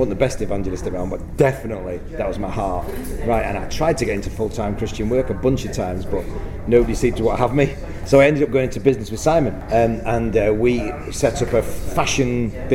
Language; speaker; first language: English; native; English